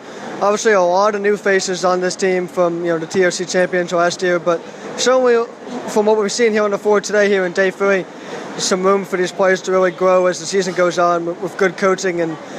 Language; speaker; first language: English; native; English